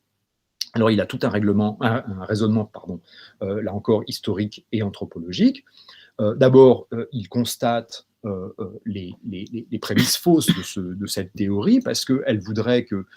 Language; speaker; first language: French; native; French